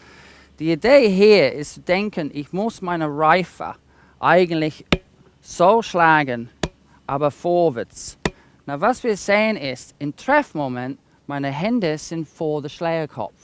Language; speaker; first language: German; non-native, fluent; English